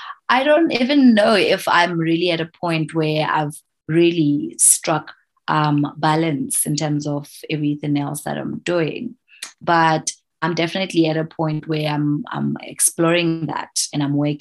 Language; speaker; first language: English; non-native, local second language; Southern Sotho